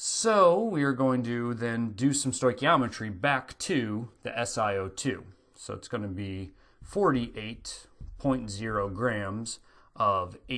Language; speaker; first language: English; native; English